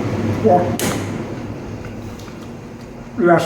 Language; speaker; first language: Chinese; non-native, fluent; Italian